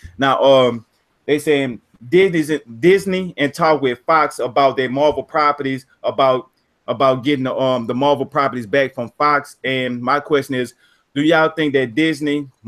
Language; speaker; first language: English; native; English